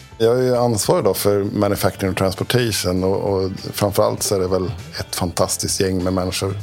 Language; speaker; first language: Swedish; native; Swedish